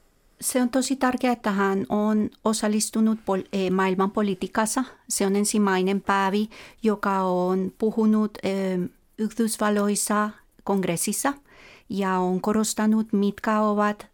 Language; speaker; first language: Finnish; non-native, fluent; Spanish